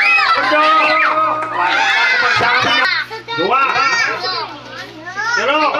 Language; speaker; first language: Filipino; non-native, local second language; Bikol